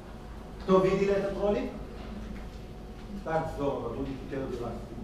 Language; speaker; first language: Russian; non-native, learner; Hebrew